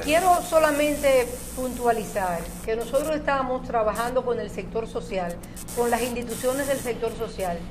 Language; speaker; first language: Spanish; native; Spanish